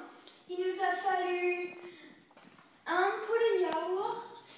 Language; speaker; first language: French; early bilingual, other home language; English